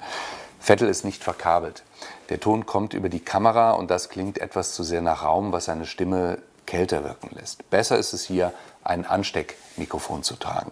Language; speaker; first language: German; native; German